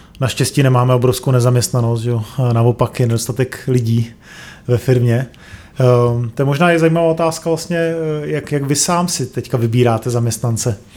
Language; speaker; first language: Czech; native; Czech